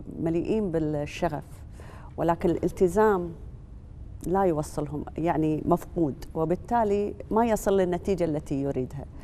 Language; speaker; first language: Arabic; native; Arabic